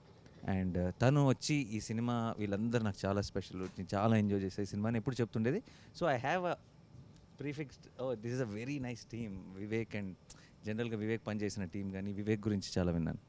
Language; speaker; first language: Telugu; native; Telugu